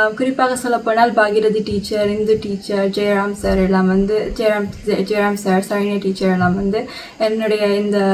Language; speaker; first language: Tamil; early bilingual, heritage; Tamil